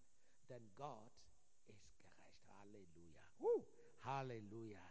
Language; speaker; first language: German; non-native, fluent; Igbo